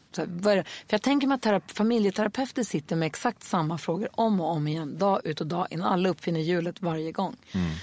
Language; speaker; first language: Swedish; native; Swedish